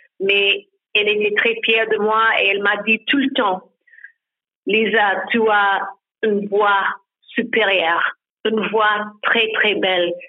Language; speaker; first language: French; non-native, learner; English